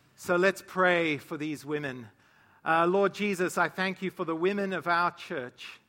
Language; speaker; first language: English; native; English